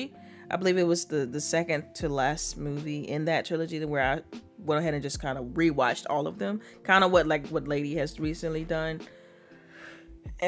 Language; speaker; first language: English; native; English